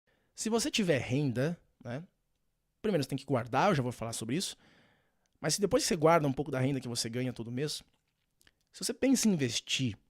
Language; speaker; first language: Portuguese; native; Portuguese